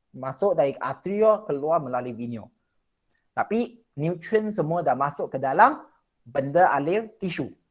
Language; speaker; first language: Malay; non-native, local second language; Chinese